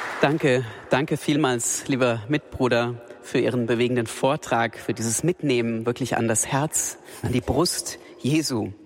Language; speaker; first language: German; native; German